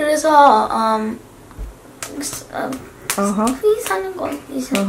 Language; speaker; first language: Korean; early bilingual, heritage; English